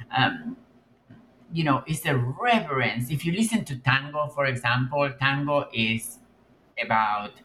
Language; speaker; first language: English; non-native, fluent; Spanish